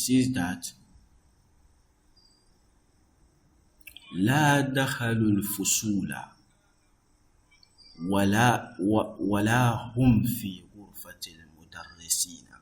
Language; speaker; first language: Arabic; non-native, fluent; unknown